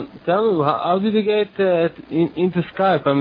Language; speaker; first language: English; non-native, fluent; Hebrew